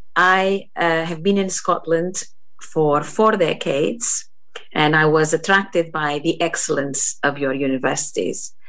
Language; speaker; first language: English; non-native, fluent; Portuguese